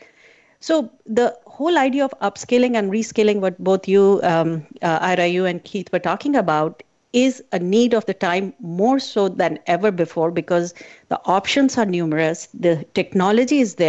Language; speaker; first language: English; non-native, local second language; Hindi